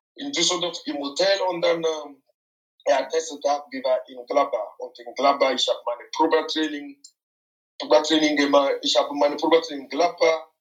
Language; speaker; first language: German; non-native, fluent; French